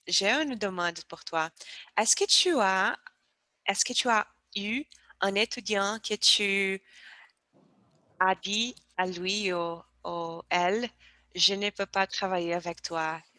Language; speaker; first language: French; non-native, learner; Portuguese